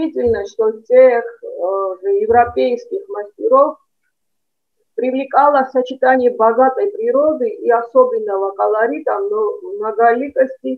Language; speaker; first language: Russian; non-native, fluent; Georgian